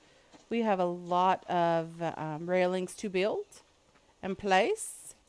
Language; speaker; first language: English; native; English